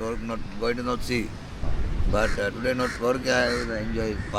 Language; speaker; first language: English; non-native, learner; Sinhala